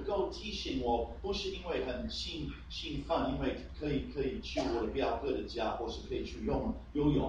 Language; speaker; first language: Chinese; non-native, fluent; English